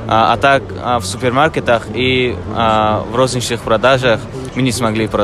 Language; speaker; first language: Russian; non-native, learner; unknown